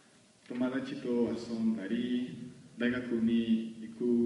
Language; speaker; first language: Japanese; non-native, learner; Spanish